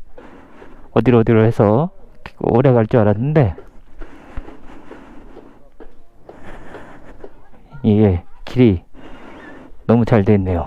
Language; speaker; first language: Korean; native; Korean